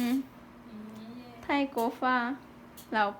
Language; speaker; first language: Chinese; non-native, learner; Lao